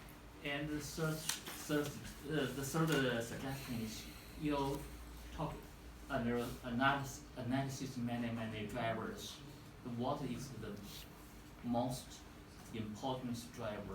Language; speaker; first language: English; non-native, fluent; Chinese